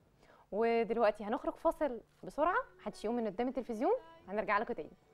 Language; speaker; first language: Arabic; native; Arabic